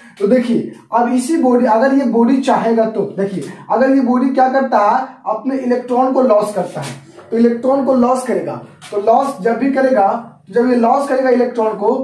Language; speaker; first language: Hindi; native; Hindi